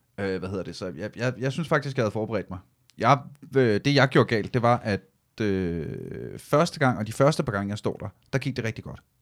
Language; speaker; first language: Danish; native; Danish